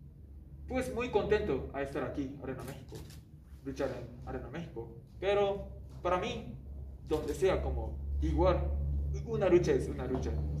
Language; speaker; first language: Spanish; non-native, learner; Japanese